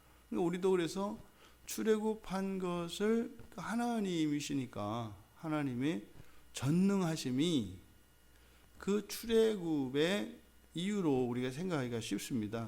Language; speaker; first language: Korean; native; Korean